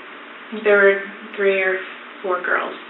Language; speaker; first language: English; native; English